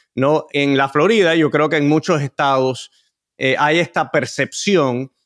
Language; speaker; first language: Spanish; early bilingual, heritage; Spanish